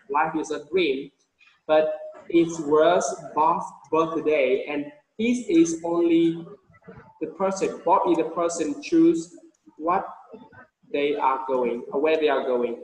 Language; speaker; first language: English; non-native, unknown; Vietnamese